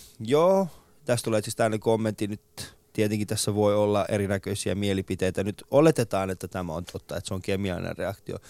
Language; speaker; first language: Finnish; early bilingual, other home language; Persian